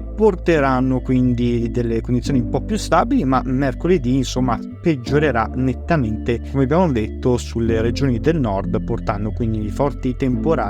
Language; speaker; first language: Italian; native; Italian